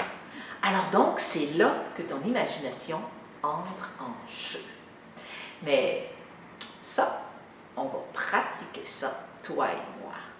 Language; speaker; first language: French; native; French